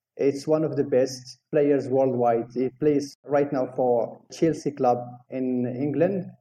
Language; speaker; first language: English; non-native, fluent; Arabic